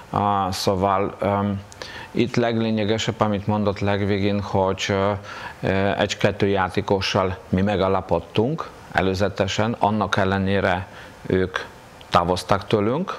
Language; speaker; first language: Hungarian; non-native, fluent; Polish